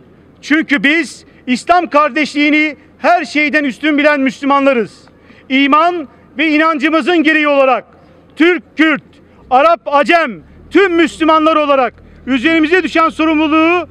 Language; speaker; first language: Turkish; native; Turkish